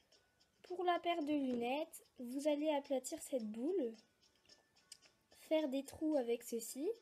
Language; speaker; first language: French; native; French